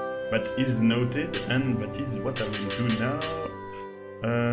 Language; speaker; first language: English; non-native, fluent; French